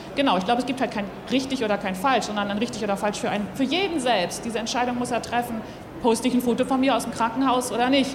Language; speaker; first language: German; native; German